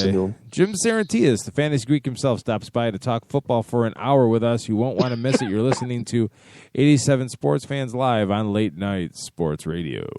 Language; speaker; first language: English; native; English